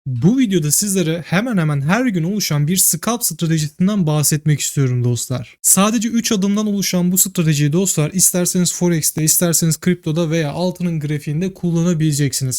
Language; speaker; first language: Turkish; native; Turkish